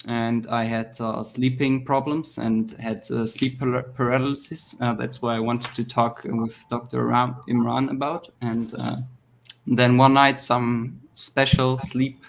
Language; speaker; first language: English; non-native, fluent; German